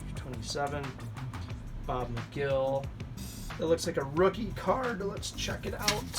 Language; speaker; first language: English; native; English